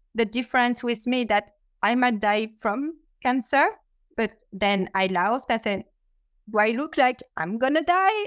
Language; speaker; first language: English; non-native, fluent; French